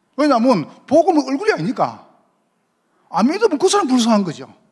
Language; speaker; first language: Korean; native; Korean